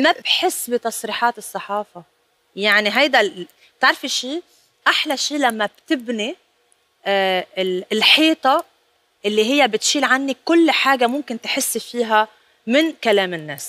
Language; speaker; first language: Arabic; native; Arabic